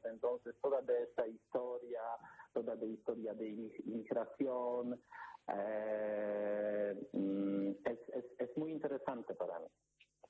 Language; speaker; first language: Spanish; non-native, learner; Polish